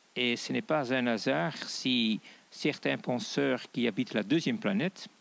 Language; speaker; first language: French; non-native, fluent; Dutch